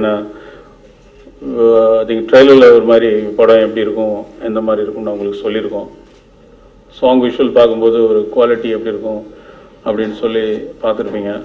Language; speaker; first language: Tamil; native; Tamil